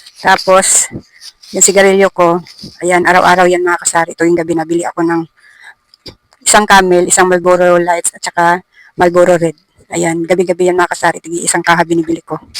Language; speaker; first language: Filipino; non-native, local second language; Cebuano